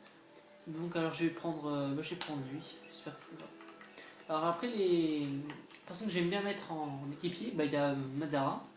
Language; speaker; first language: French; native; French